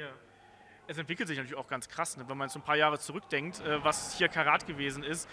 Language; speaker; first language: German; native; German